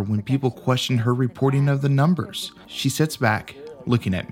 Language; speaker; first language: English; native; English